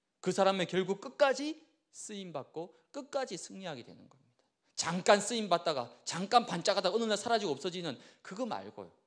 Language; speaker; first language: Korean; native; Korean